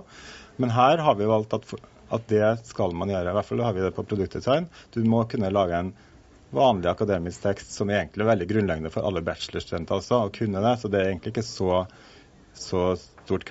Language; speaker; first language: Norwegian; native; Norwegian